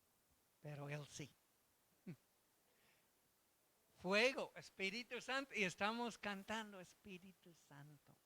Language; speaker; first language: Spanish; non-native, fluent; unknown